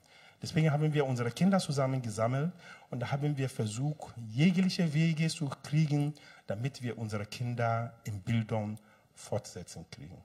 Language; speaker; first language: German; non-native, fluent; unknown